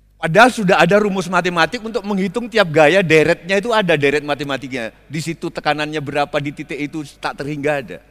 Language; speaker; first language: Indonesian; native; Indonesian